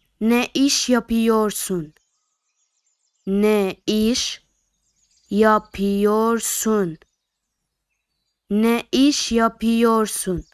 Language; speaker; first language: Turkish; non-native, fluent; Arabic